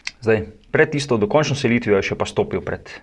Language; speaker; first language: Slovenian; native; Slovenian